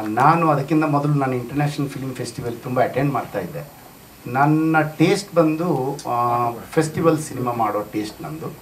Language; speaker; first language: Kannada; non-native, local second language; Kodava